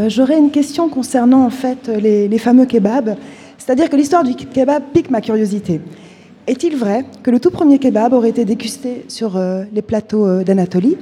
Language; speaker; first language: French; native; French